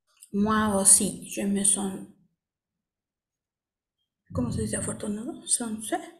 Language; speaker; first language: French; non-native, learner; Spanish